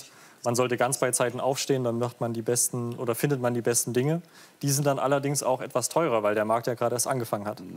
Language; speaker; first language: German; native; German